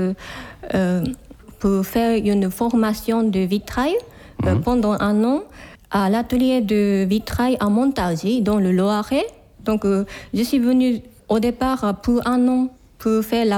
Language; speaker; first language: French; non-native, fluent; Japanese